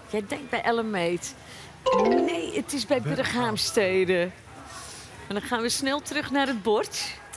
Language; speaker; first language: Dutch; native; Dutch